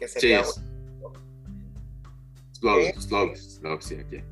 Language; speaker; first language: English; non-native, learner; Spanish